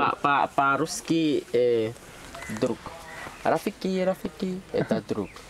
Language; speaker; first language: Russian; non-native, learner; Swahili